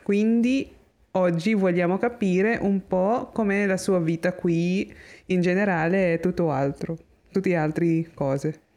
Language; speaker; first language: Italian; non-native, learner; Filipino